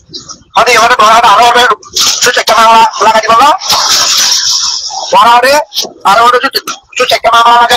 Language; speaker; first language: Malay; non-native, learner; Rohingya